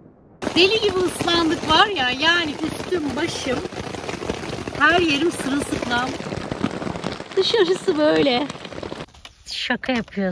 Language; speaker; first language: Turkish; native; Turkish